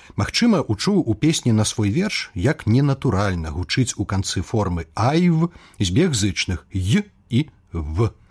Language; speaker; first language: Belarusian; native; Belarusian